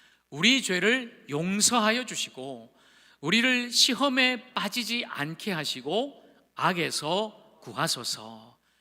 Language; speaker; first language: Korean; native; Korean